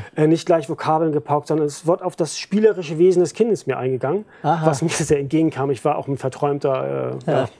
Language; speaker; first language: German; native; German